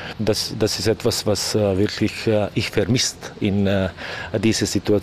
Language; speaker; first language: German; non-native, learner; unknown